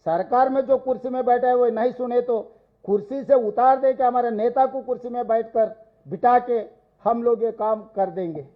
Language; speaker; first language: Hindi; non-native, local second language; Telugu